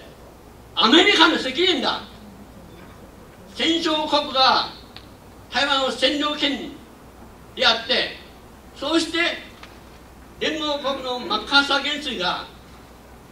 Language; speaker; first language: Japanese; non-native, local second language; Min Nan Chinese